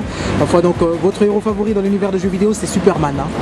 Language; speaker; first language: French; native; French